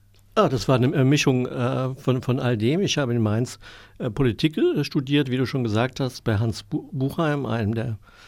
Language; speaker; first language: German; native; German